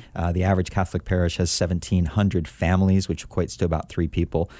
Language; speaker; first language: English; native; English